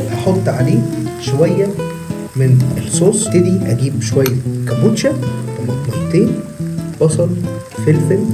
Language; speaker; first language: Arabic; native; Arabic